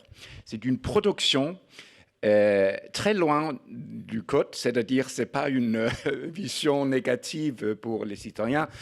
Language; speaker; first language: French; non-native, fluent; Danish